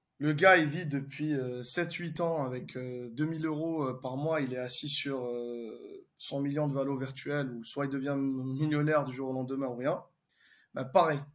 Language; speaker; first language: French; non-native, local second language; Arabic